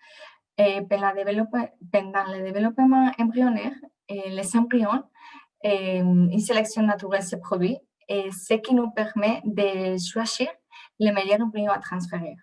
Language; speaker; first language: French; non-native, fluent; Spanish